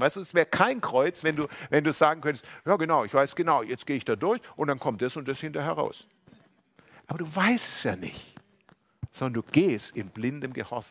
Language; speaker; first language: German; native; German